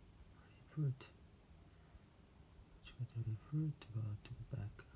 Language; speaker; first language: English; non-native, fluent; Japanese